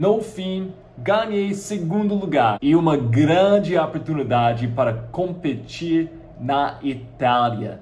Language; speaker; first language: Portuguese; non-native, fluent; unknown